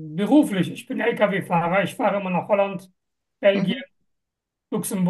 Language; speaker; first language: German; non-native, fluent; Turkish